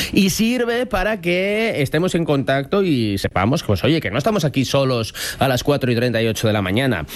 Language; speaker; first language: Spanish; native; Spanish